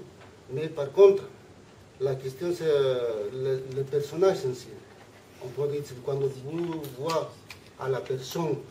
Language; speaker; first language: French; non-native, learner; Spanish